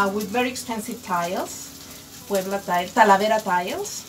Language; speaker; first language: English; non-native, fluent; Spanish